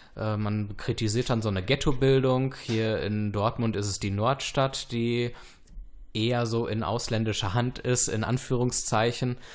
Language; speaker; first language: German; native; German